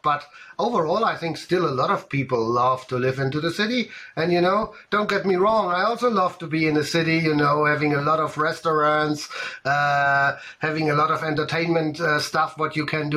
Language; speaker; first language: English; non-native, fluent; German